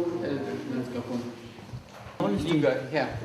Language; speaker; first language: Danish; non-native, learner; Lithuanian